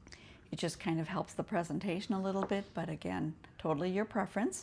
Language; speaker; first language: English; native; English